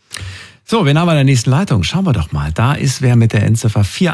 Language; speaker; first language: German; native; German